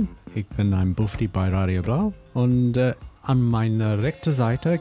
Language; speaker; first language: German; non-native, learner; English